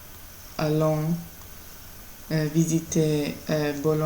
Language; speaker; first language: French; non-native, learner; Italian